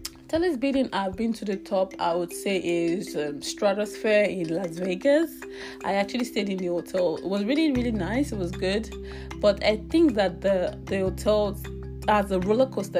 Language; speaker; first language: English; non-native, local second language; Yoruba